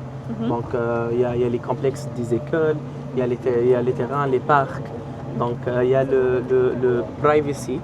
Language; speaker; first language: French; non-native, learner; Arabic